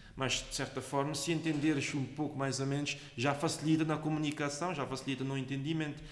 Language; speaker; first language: Portuguese; non-native, local second language; Kabuverdianu